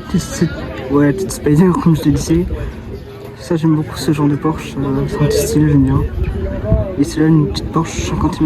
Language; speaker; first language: French; native; French